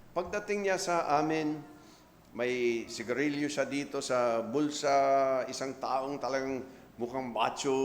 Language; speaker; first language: Filipino; non-native, fluent; English